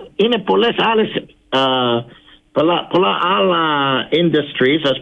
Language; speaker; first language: Greek; early bilingual, heritage; Greek